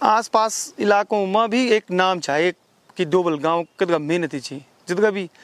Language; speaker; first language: Hindi; non-native, local second language; Garhwali